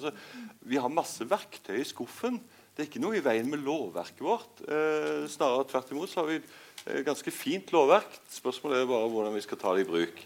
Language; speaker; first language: Norwegian; native; Norwegian